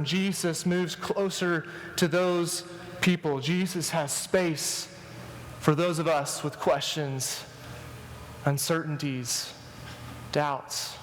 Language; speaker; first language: English; native; English